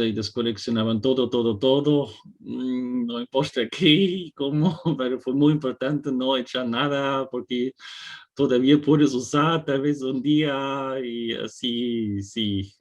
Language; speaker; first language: Spanish; non-native, fluent; German